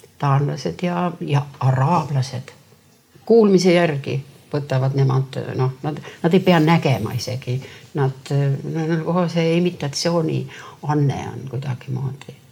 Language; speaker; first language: Estonian; native; Estonian